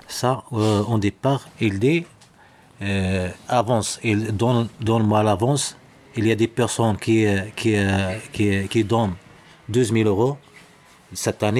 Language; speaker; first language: French; non-native, local second language; Arabic